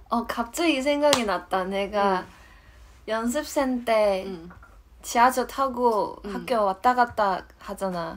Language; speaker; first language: Korean; non-native, fluent; Chinese